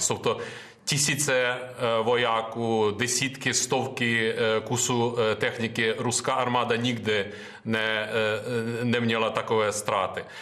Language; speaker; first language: Czech; non-native, fluent; Ukrainian